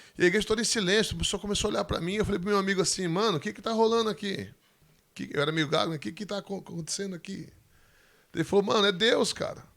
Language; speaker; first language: Portuguese; native; Portuguese